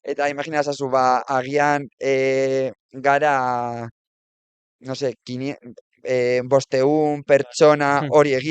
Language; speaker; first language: Basque; non-native, local second language; Spanish